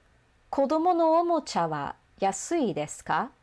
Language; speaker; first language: Japanese; non-native, fluent; English